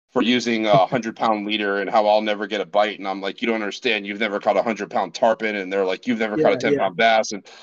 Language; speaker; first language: English; native; English